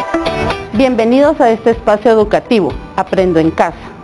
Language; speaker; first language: Spanish; native; Spanish